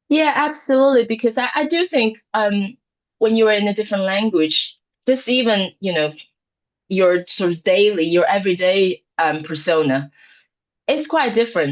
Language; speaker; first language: English; non-native, fluent; Chinese